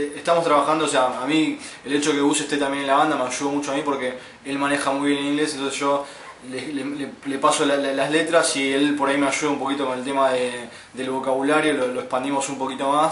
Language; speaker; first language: Spanish; native; Spanish